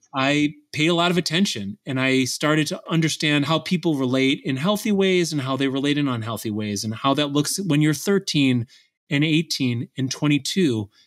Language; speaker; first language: English; native; English